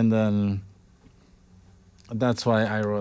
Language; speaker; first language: English; non-native, fluent; Malagasy